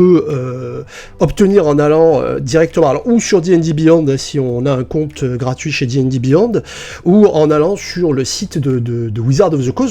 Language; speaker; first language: French; native; French